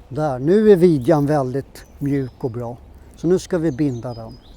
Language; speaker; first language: Swedish; native; Swedish